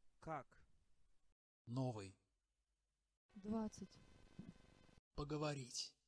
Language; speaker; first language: Russian; non-native, learner; English